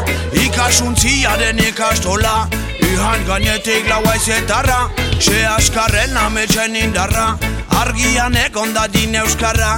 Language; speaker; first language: Basque; native; Basque